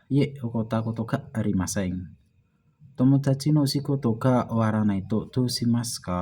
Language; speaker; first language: Japanese; non-native, learner; Indonesian